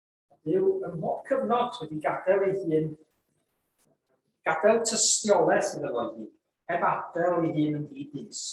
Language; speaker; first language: Welsh; native; Welsh